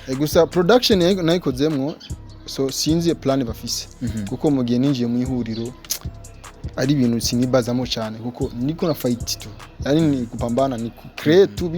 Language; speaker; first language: Rundi; non-native, local second language; Swahili